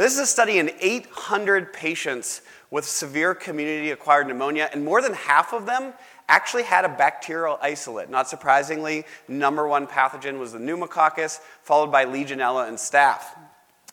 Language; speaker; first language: English; native; English